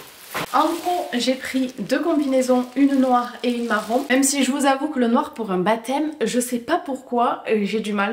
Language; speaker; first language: French; native; French